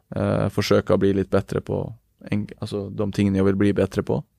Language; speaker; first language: Swedish; non-native, fluent; Norwegian